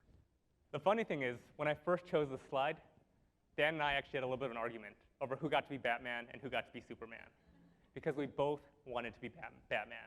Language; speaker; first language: English; native; English